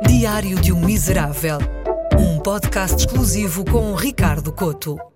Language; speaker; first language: Portuguese; native; Portuguese